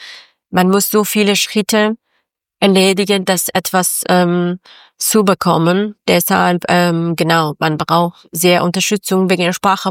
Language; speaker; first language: German; non-native, learner; Persian